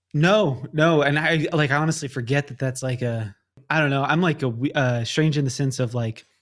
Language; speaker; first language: English; native; English